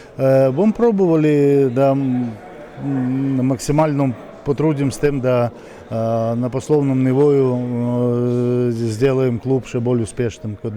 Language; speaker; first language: Slovenian; non-native, learner; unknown